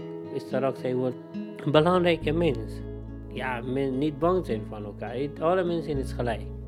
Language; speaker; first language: Dutch; non-native, learner; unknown